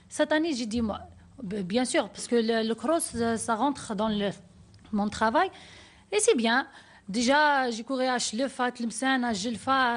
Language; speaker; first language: French; non-native, learner; Arabic